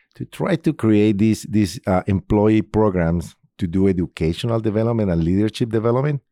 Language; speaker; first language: English; non-native, fluent; Spanish